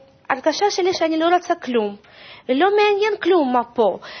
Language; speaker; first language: Hebrew; non-native, learner; Russian